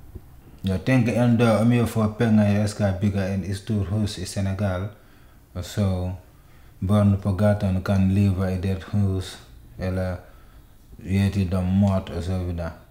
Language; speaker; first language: Swedish; non-native, learner; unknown